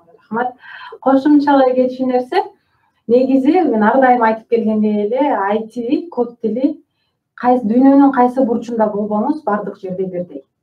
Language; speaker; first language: Kyrgyz; native; Kyrgyz